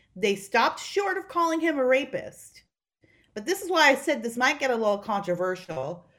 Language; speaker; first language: English; native; English